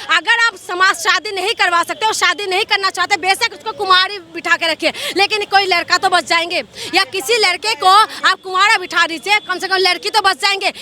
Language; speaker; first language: Hindi; non-native, local second language; Assamese